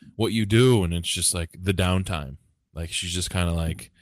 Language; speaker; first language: English; early bilingual, other home language; Japanese